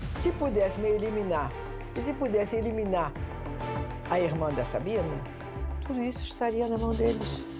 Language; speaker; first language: Portuguese; non-native, fluent; French